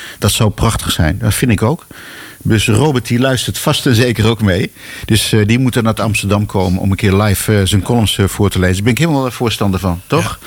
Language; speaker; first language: Dutch; native; Dutch